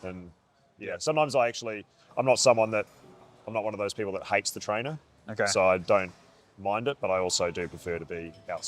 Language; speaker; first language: English; native; English